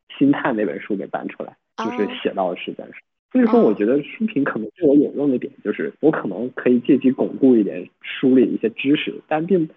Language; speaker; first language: Chinese; native; Chinese